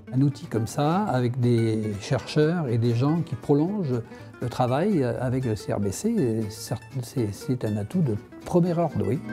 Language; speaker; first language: French; non-native, local second language; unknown